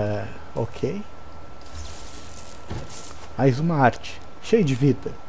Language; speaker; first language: Portuguese; native; Portuguese